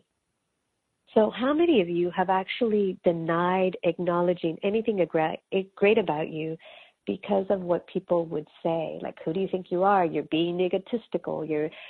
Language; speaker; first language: English; early bilingual, other home language; Spanish